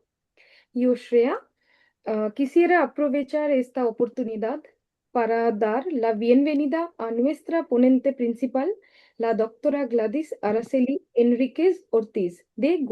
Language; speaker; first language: Spanish; non-native, learner; Bangla